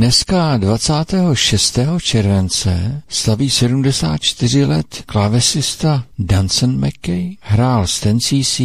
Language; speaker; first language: Czech; native; Czech